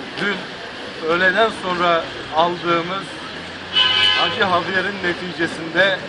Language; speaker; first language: Turkish; native; Turkish